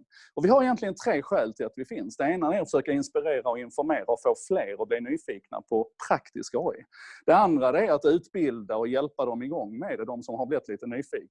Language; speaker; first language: Swedish; native; Swedish